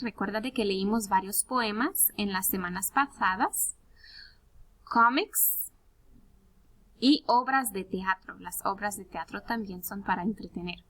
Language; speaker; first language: Spanish; early bilingual, heritage; Spanish